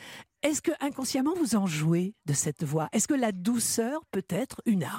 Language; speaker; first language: French; native; French